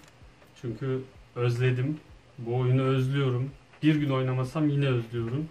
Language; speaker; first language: Turkish; native; Turkish